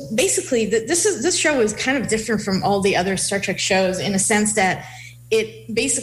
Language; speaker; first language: English; non-native, fluent; Hebrew